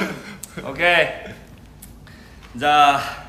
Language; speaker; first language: Korean; non-native, learner; Japanese